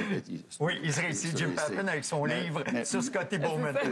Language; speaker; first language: French; native; French